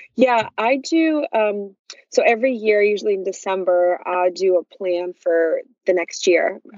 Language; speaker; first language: English; early bilingual, other home language; Russian